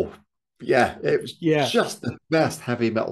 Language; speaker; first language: English; native; English